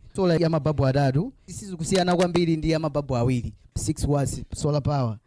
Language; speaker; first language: Nyanja; native; Nyanja